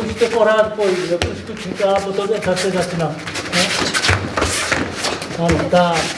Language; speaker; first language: Czech; non-native, learner; Korean